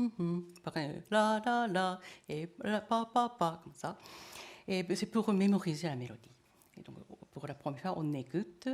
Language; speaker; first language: French; non-native, learner; Japanese